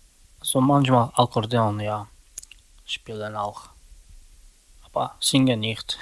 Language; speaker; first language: German; non-native, learner; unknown